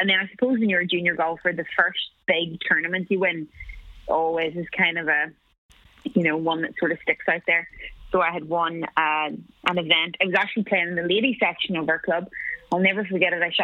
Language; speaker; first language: English; native; English